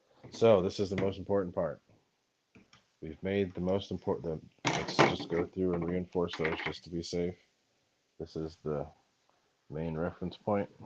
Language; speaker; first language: English; native; English